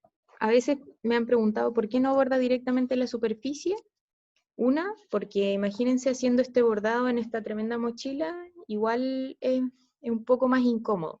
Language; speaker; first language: Spanish; native; Spanish